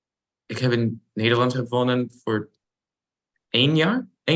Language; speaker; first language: Dutch; non-native, learner; Portuguese